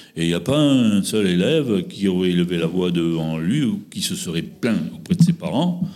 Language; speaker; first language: French; native; French